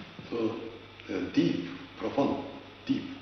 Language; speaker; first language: English; non-native, learner; Japanese